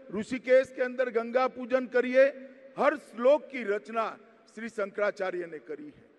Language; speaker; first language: Hindi; non-native, local second language; Gujarati